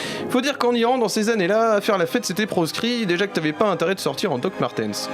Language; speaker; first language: French; native; French